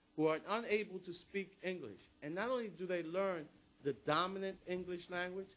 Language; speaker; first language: English; early bilingual, other home language; Spanish